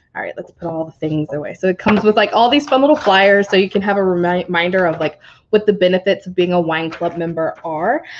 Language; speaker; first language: English; native; English